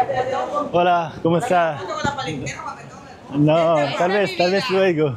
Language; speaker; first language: Spanish; non-native, learner; Arabic